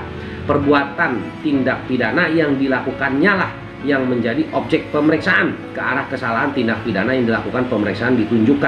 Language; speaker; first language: Indonesian; native; Indonesian